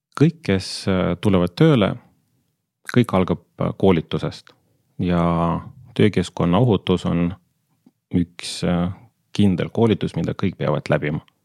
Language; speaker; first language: Estonian; non-native, local second language; Russian